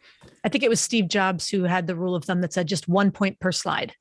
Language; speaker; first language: English; native; English